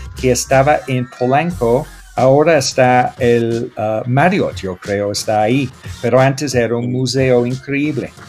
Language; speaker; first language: Spanish; non-native, learner; English